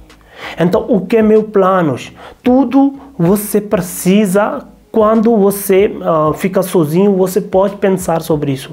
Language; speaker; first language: Portuguese; non-native, learner; Hindi